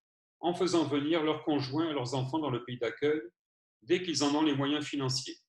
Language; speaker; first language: French; native; French